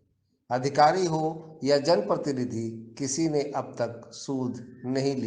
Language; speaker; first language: Hindi; native; Hindi